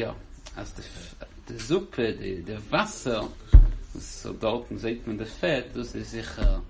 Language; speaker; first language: German; non-native, local second language; Yiddish